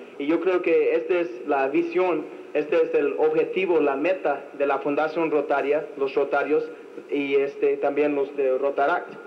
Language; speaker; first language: Spanish; non-native, fluent; English